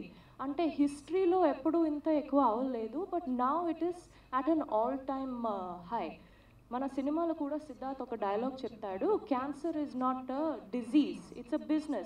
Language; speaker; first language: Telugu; non-native, learner; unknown